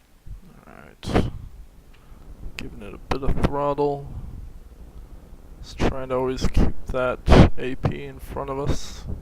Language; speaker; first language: English; native; English